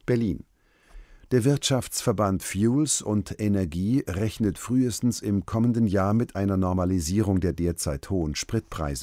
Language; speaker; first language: German; native; German